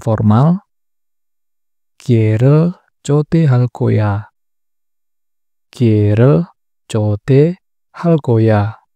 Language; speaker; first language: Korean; non-native, fluent; Indonesian